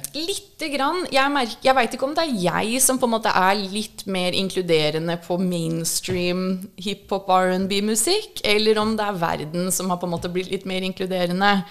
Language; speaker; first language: Norwegian; early bilingual, other home language; English